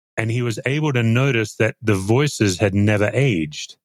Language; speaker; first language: English; native; English